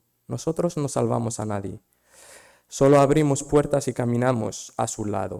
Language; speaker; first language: Spanish; non-native, fluent; Arabic